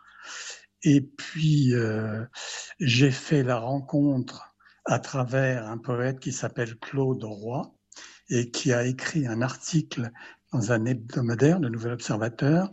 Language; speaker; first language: French; native; French